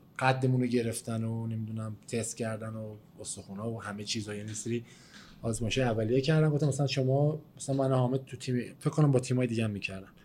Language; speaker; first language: Persian; native; Persian